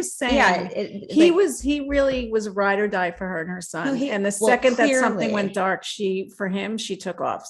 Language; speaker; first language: English; native; English